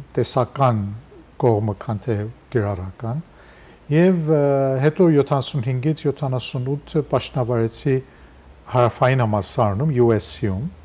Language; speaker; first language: Armenian; native; Armenian